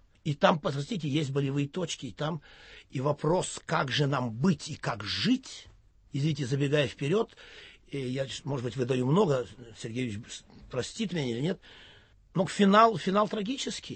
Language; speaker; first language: Russian; native; Russian